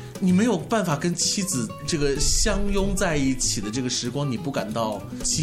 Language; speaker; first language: Chinese; native; Chinese